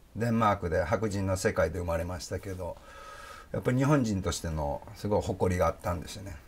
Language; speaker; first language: Japanese; early bilingual, heritage; Danish